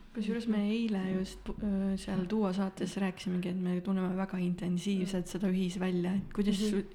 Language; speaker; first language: Estonian; native; Estonian